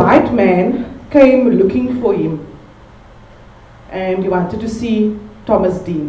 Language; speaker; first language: English; native; English